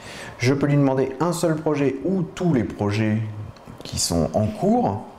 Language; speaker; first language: French; native; French